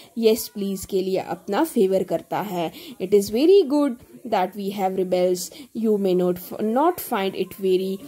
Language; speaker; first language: Hindi; native; Hindi